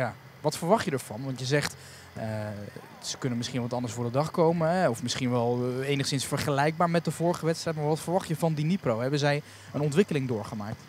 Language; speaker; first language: Dutch; native; Dutch